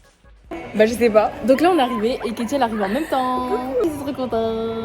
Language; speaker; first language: French; native; French